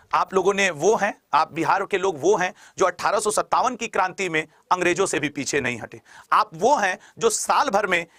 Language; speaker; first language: Hindi; native; Hindi